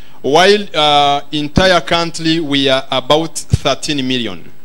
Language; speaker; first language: English; non-native, local second language; Kinyarwanda